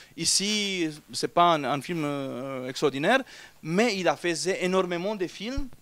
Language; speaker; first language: French; non-native, fluent; Romanian